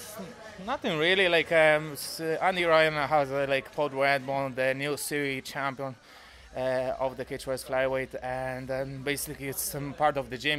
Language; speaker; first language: English; non-native, fluent; Polish